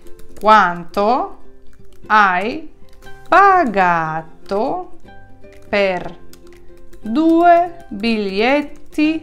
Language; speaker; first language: Italian; non-native, fluent; Ukrainian